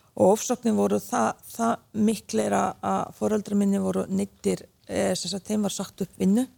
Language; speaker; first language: Icelandic; early bilingual, other home language; Bosnian